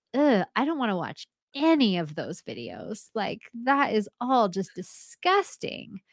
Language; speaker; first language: English; native; English